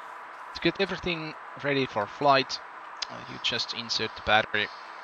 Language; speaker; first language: English; non-native, fluent; Finnish